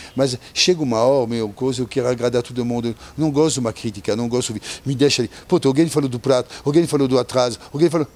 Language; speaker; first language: Portuguese; non-native, fluent; French